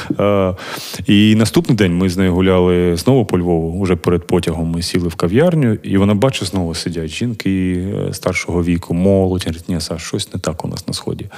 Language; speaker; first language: Ukrainian; native; Ukrainian